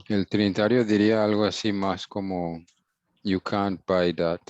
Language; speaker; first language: Spanish; non-native, fluent; English